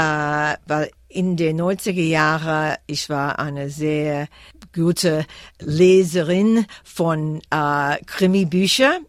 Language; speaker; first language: German; non-native, fluent; English